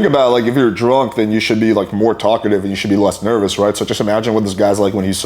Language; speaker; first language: English; native; English